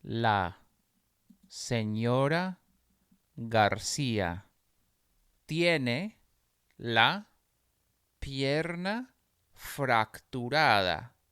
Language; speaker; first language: Spanish; non-native, fluent; English